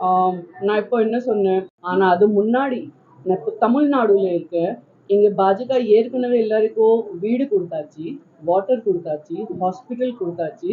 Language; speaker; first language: Tamil; non-native, learner; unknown